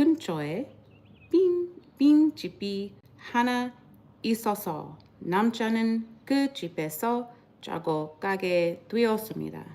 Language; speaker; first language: Korean; non-native, learner; English